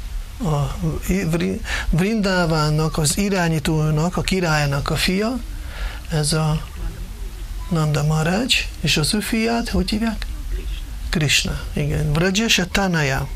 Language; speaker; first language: Hungarian; non-native, fluent; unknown